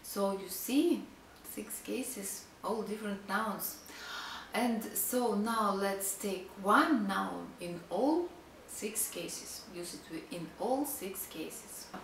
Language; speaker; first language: English; non-native, fluent; Russian